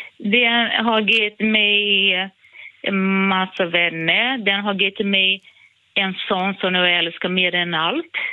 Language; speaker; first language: Swedish; non-native, fluent; Portuguese